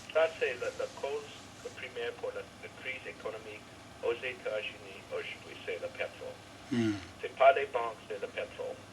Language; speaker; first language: French; non-native, learner; English